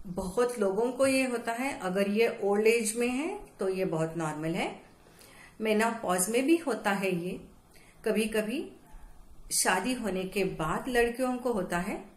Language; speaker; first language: Hindi; non-native, local second language; Marathi